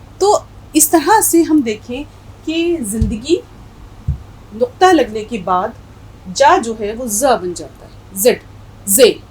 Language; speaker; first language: Urdu; native; Urdu